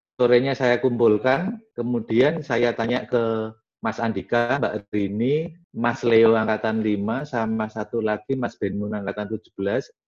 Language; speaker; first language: Indonesian; non-native, local second language; Javanese